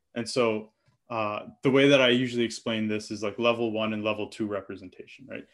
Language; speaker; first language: English; native; English